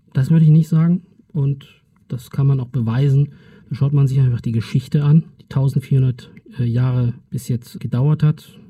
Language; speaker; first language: German; early bilingual, other home language; Turkish